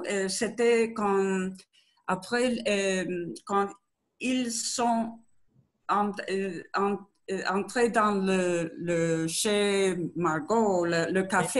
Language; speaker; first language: French; non-native, learner; Spanish